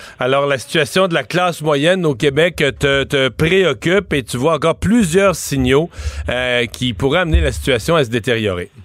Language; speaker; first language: French; native; French